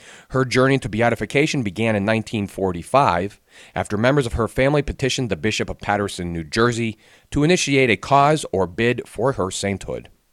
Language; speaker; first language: English; native; English